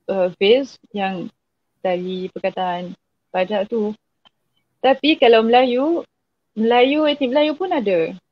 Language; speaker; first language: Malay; non-native, fluent; French